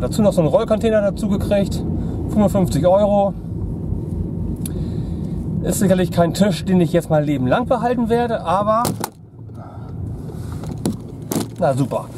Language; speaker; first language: German; native; German